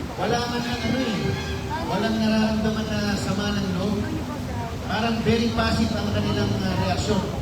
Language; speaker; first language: Filipino; native; Filipino